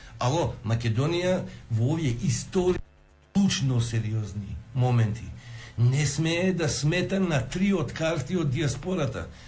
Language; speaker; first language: Macedonian; non-native, local second language; Albanian